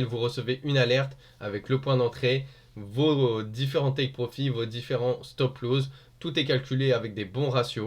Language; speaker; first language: French; native; French